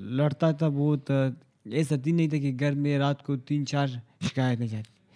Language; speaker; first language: Urdu; non-native, local second language; Hazaragi